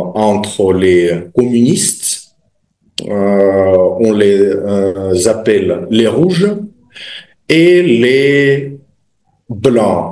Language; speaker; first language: French; non-native, fluent; Russian